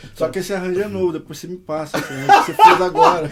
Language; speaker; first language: Portuguese; native; Portuguese